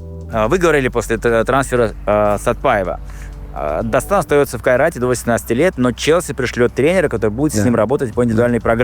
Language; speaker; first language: Russian; native; Russian